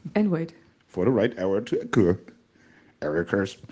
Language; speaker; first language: English; non-native, fluent; German